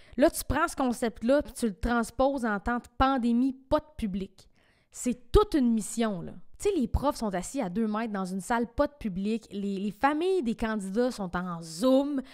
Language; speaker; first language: French; native; French